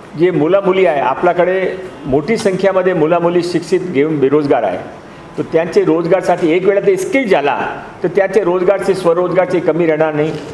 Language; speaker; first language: Marathi; non-native, local second language; Hindi